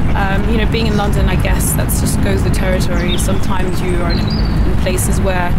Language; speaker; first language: English; native; English